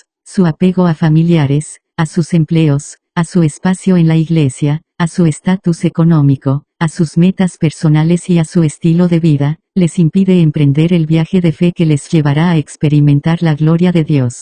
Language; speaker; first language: Spanish; native; Spanish